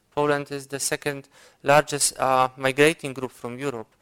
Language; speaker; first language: English; non-native, fluent; Polish